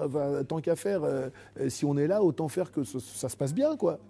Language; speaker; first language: French; native; French